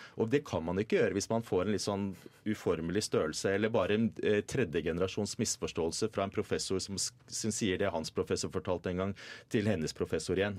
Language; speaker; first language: Norwegian; native; Norwegian